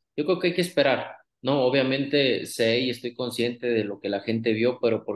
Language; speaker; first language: Spanish; native; Spanish